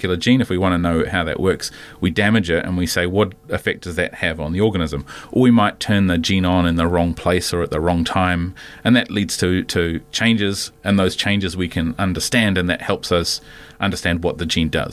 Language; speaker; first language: English; native; English